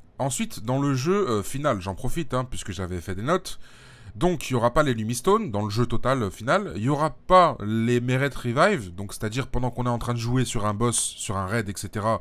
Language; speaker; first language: French; native; French